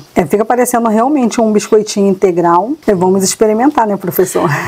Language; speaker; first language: Portuguese; native; Portuguese